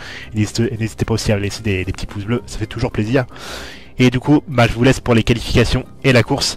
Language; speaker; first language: French; native; French